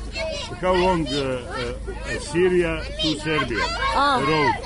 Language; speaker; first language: English; non-native, learner; Serbian